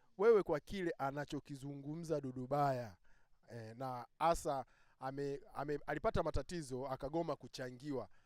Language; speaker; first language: Swahili; native; Swahili